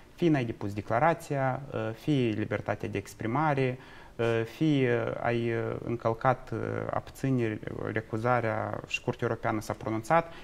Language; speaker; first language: Romanian; native; Romanian